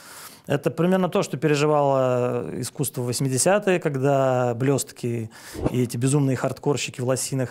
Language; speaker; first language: Russian; native; Russian